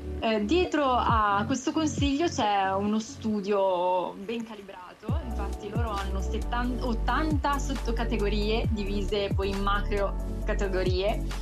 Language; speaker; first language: Italian; native; Italian